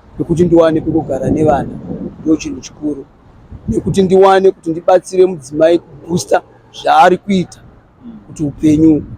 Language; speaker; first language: Shona; native; Shona